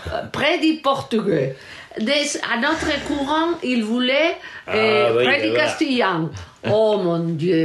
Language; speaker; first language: French; non-native, learner; Galician